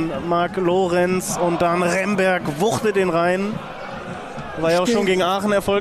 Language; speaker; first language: German; native; German